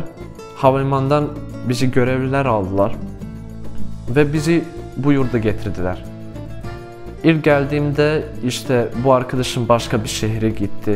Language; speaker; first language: Turkish; non-native, fluent; Bosnian